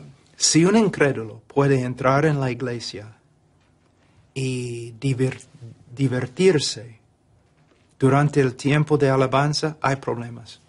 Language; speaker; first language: Spanish; non-native, fluent; English